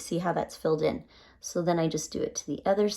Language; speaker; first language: English; native; English